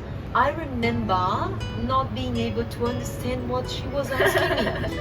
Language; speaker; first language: English; non-native, fluent; Portuguese